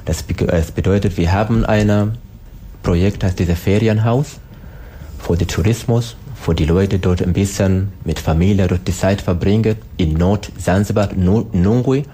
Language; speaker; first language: German; non-native, learner; Swahili